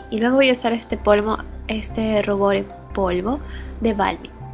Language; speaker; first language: Spanish; native; Spanish